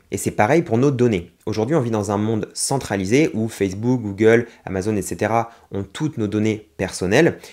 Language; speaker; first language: French; native; French